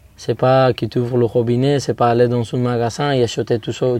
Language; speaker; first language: French; non-native, fluent; Spanish